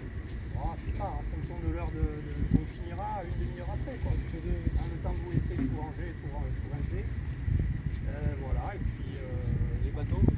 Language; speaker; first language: French; native; French